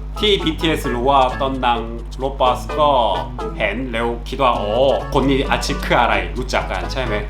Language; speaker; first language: Thai; non-native, learner; Korean